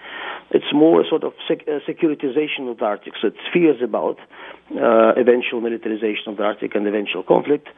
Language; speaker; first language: English; non-native, fluent; Russian